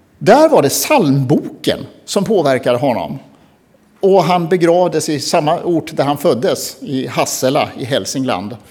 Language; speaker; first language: Swedish; native; Swedish